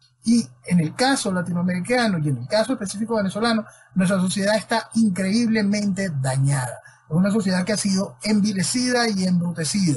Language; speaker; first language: Spanish; native; Spanish